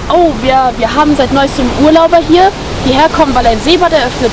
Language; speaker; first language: German; native; German